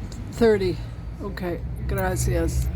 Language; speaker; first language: Spanish; non-native, learner; English